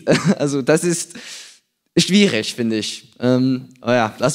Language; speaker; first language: German; non-native, fluent; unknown